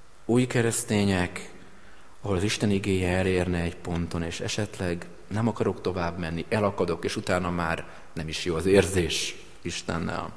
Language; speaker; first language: Hungarian; native; Hungarian